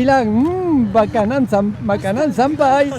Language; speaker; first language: Indonesian; non-native, learner; French